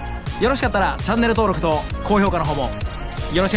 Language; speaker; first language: Japanese; native; Japanese